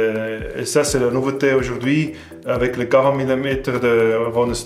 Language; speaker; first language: French; non-native, fluent; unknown